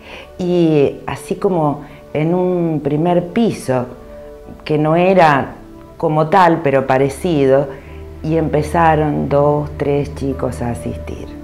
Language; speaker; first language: Spanish; native; Spanish